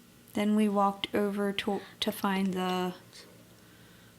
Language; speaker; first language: English; native; English